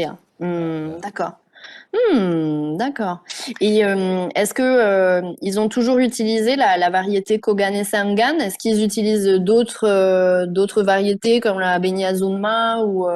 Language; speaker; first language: French; native; French